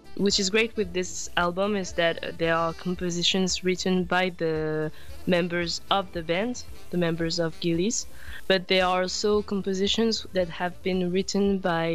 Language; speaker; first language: English; non-native, fluent; French